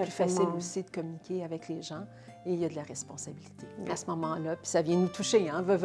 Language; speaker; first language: French; native; French